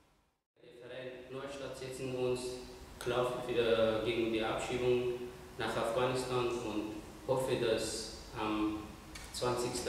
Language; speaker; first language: German; non-native, fluent; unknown